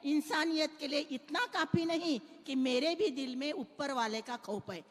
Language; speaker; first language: Hindi; non-native, local second language; Marathi